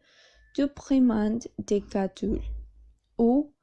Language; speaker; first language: French; non-native, learner; Spanish